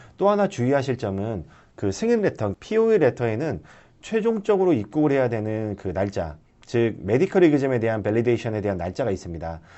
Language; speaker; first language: Korean; native; Korean